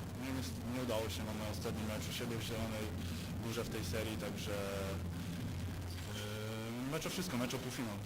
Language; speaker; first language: Polish; native; Polish